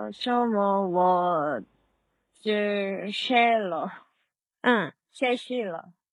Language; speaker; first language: Chinese; non-native, learner; Korean